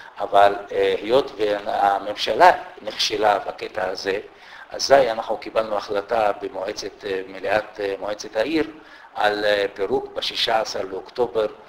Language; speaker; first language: Hebrew; non-native, local second language; Arabic